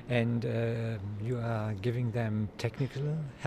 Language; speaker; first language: English; non-native, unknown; German